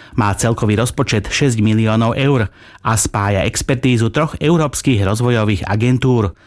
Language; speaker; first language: Slovak; native; Slovak